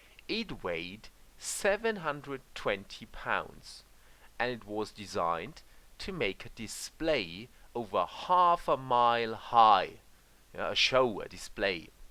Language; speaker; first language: English; non-native, fluent; German